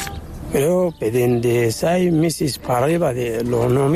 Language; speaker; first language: Spanish; non-native, learner; Arabic